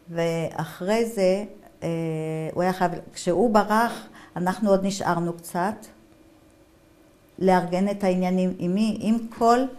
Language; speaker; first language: Hebrew; non-native, fluent; German